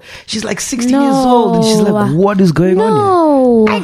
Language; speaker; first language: English; non-native, local second language; Venda